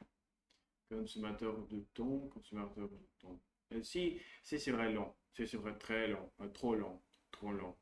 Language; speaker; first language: French; non-native, learner; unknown